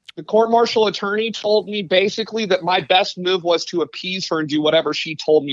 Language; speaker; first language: English; native; English